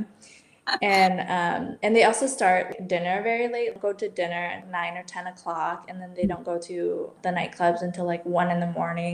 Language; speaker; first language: English; native; English